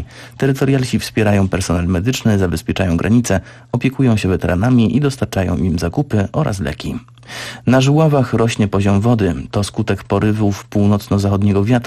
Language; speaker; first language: Polish; native; Polish